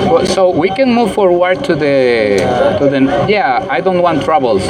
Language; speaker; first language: English; non-native, learner; Spanish